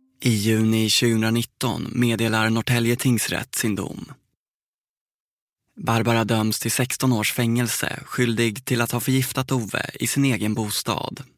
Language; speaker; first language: Swedish; native; Swedish